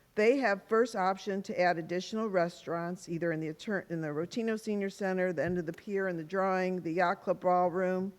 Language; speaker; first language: English; native; English